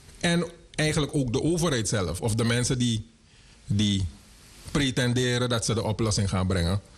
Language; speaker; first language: Dutch; native; Dutch